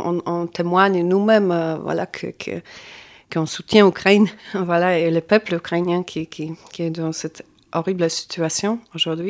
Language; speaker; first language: French; non-native, fluent; Polish